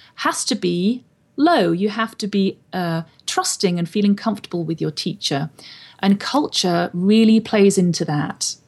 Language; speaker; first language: English; native; English